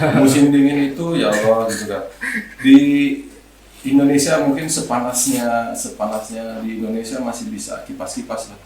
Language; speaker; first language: Indonesian; non-native, local second language; Sundanese